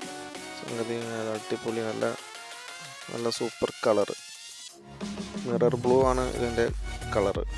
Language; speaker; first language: Malayalam; native; Malayalam